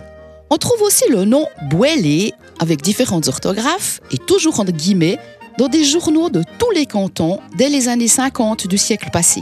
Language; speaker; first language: French; native; French